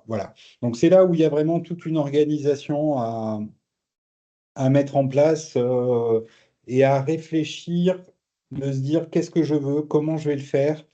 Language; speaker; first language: French; native; French